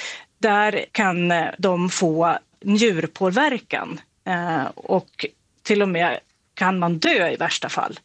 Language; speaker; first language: Swedish; native; Swedish